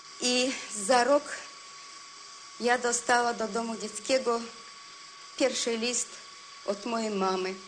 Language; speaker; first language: Polish; early bilingual, heritage; Polish